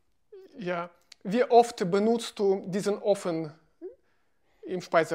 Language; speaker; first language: German; non-native, fluent; Russian